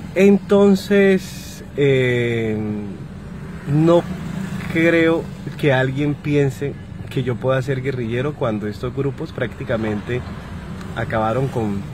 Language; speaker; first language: Spanish; native; Spanish